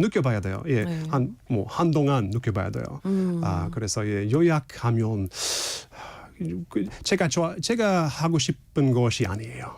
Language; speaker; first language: Korean; non-native, fluent; English